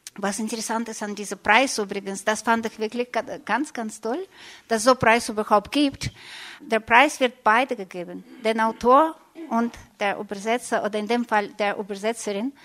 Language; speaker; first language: German; non-native, fluent; Russian